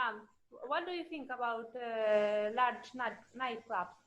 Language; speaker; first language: English; non-native, learner; Russian